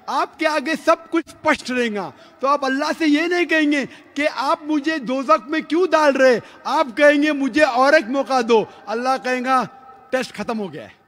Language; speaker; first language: Hindi; non-native, local second language; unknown